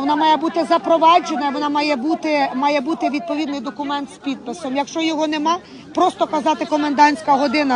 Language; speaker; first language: Ukrainian; native; Ukrainian